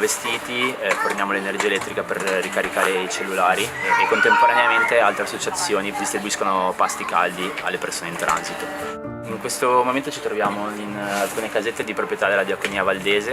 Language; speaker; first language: Italian; native; Italian